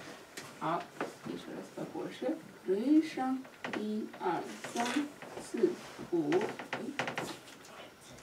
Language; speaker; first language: Russian; non-native, learner; Chinese